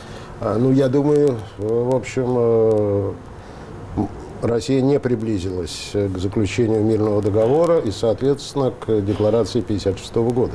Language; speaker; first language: Russian; native; Russian